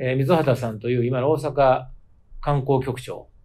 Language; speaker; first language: Japanese; native; Japanese